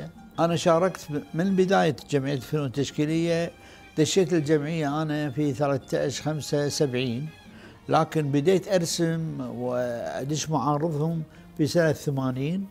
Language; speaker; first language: Arabic; native; Arabic